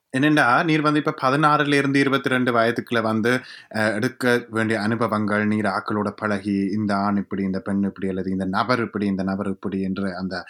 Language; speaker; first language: Tamil; native; Tamil